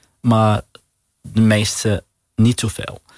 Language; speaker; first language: Dutch; non-native, learner; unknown